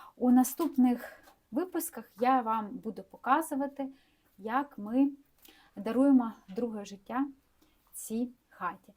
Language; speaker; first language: Ukrainian; non-native, local second language; Russian